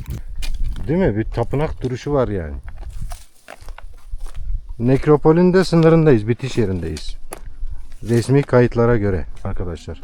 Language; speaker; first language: Turkish; native; Turkish